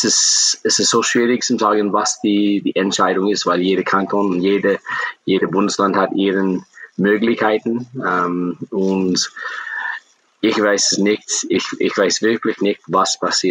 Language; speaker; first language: German; non-native, fluent; English